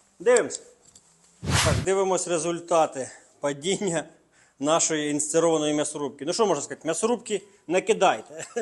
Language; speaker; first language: Ukrainian; non-native, local second language; Russian